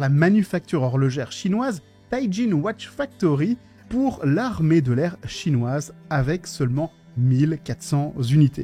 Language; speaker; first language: French; native; French